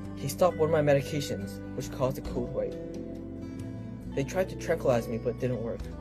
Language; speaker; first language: English; early bilingual, other home language; Chinese